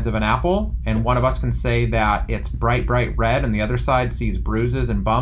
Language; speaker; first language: English; native; English